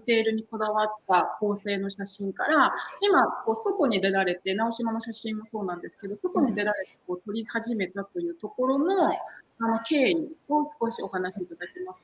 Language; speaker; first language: Japanese; native; Japanese